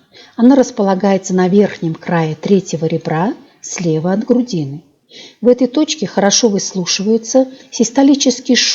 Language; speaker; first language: Russian; native; Russian